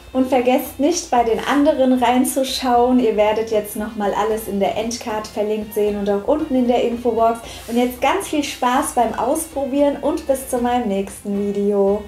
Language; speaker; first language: German; early bilingual, other home language; Turkish